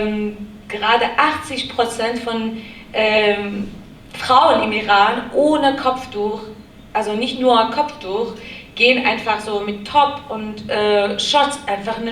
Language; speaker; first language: German; non-native, learner; Kurdish